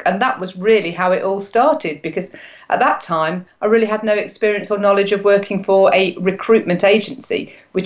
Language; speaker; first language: English; native; English